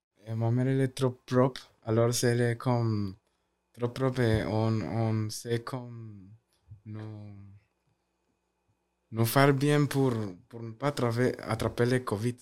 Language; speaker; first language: French; non-native, learner; Spanish